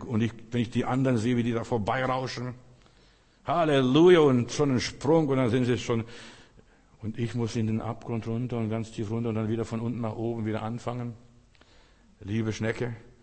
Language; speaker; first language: German; non-native, fluent; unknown